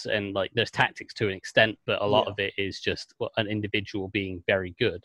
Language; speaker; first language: English; native; English